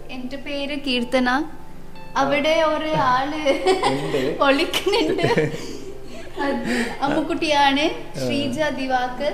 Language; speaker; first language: Malayalam; non-native, learner; Tamil